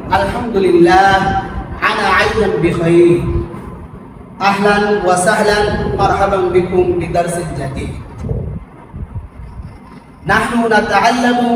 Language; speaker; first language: Arabic; non-native, fluent; Bangla